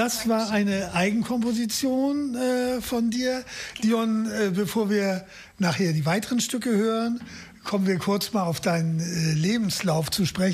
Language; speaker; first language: German; native; German